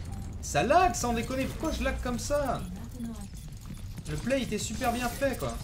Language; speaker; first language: French; native; French